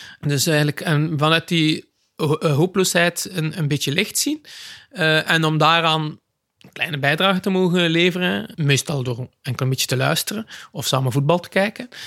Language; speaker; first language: Dutch; native; Dutch